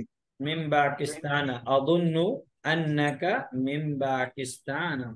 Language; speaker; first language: Arabic; non-native, fluent; Urdu